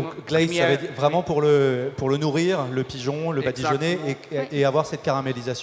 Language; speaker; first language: French; native; French